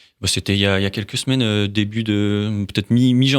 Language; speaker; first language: French; native; French